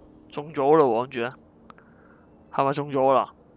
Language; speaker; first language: Cantonese; native; Cantonese